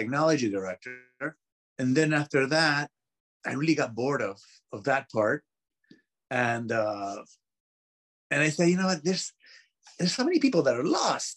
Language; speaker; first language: English; non-native, fluent; Spanish